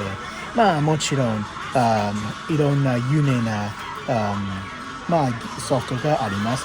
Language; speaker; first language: Japanese; non-native, fluent; English